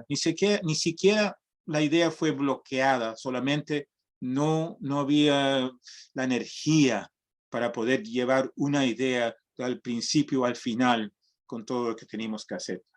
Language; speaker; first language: Spanish; early bilingual, heritage; Spanish